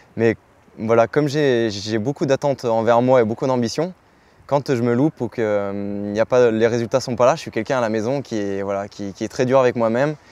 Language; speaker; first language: French; native; French